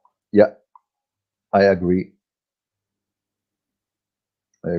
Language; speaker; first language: English; non-native, fluent; German